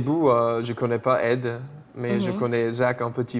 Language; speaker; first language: French; non-native, fluent; English